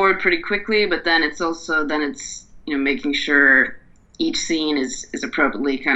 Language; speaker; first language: English; native; English